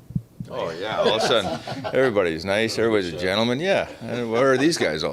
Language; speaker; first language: English; native; English